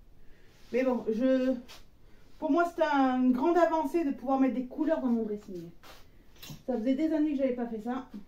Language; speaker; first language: French; native; French